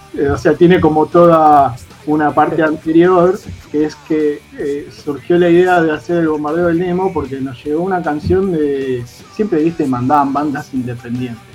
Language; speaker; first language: Spanish; native; Spanish